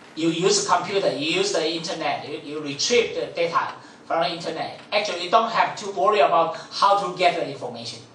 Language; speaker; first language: English; non-native, fluent; Chinese